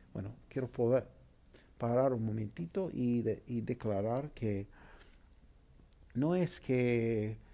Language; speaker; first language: Spanish; non-native, fluent; English